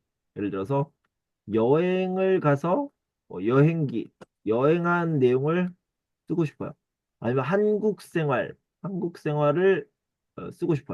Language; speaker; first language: Korean; native; Korean